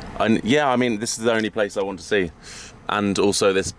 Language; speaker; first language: English; native; English